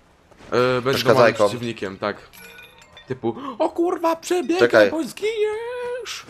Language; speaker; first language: Polish; native; Polish